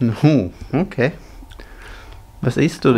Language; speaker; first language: German; non-native, learner; Italian